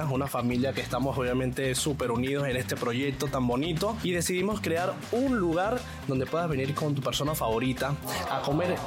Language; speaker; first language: Spanish; native; Spanish